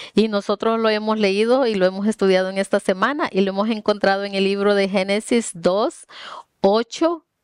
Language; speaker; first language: Spanish; native; Spanish